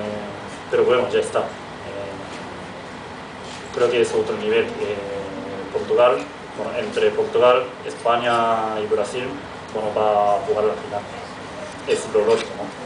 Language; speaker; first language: Spanish; non-native, fluent; Japanese